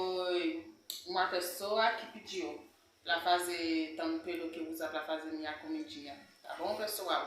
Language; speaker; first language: Portuguese; non-native, learner; Haitian Creole